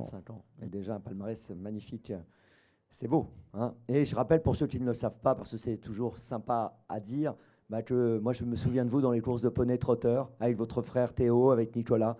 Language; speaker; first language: French; native; French